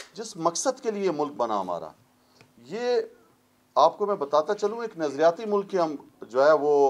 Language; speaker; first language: Urdu; non-native, local second language; Pashto